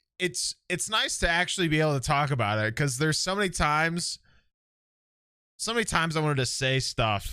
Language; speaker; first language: English; native; English